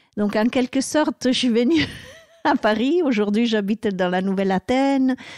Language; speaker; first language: French; non-native, fluent; Italian